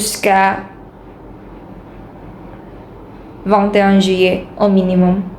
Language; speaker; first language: French; non-native, learner; Indonesian